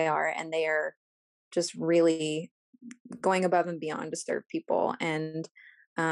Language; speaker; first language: English; native; English